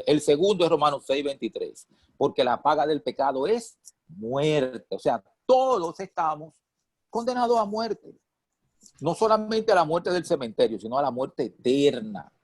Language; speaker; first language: Spanish; native; Spanish